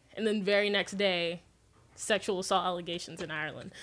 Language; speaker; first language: English; native; English